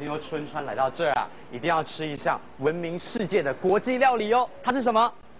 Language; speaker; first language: Chinese; native; Chinese